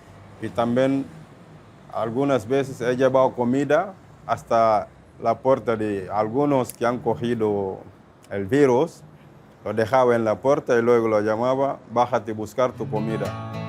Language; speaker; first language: Spanish; non-native, learner; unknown